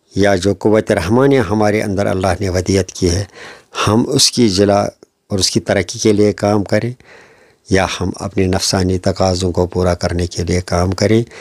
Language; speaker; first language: Hindi; non-native, local second language; Kashmiri